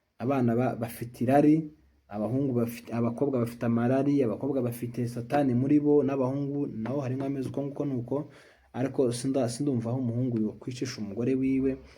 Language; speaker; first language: Kinyarwanda; native; Kinyarwanda